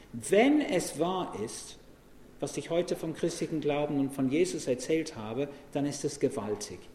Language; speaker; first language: German; non-native, fluent; English